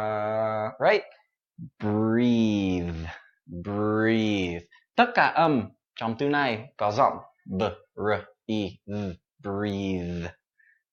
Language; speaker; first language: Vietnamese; non-native, fluent; English